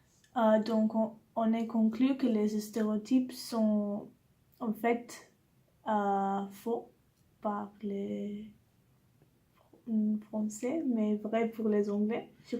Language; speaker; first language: French; non-native, learner; English